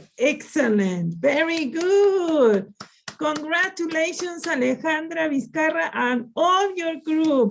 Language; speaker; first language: English; non-native, learner; Spanish